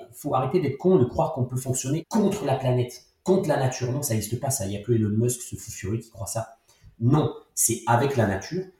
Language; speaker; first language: French; native; French